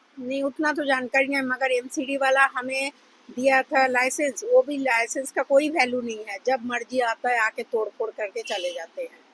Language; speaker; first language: Hindi; non-native, local second language; Bangla